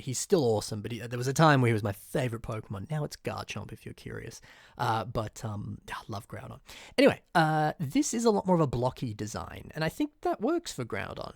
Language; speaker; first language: English; native; English